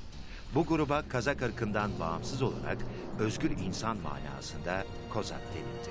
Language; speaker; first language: Turkish; native; Turkish